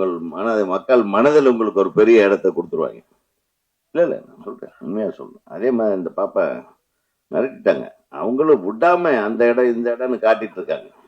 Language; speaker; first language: Tamil; native; Tamil